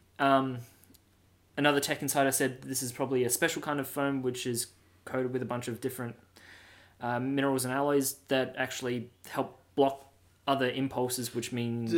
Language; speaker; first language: English; native; English